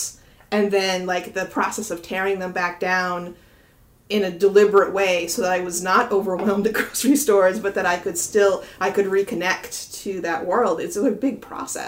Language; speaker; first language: English; native; English